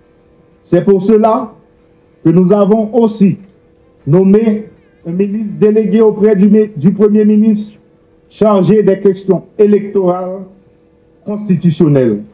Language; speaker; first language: French; non-native, local second language; Haitian Creole